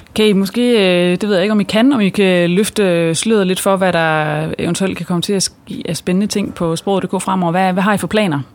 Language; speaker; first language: Danish; native; Danish